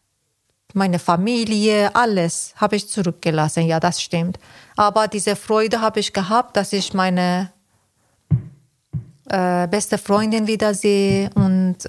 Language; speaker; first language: German; non-native, fluent; Persian